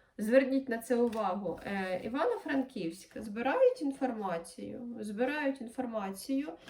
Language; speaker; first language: Ukrainian; non-native, local second language; Russian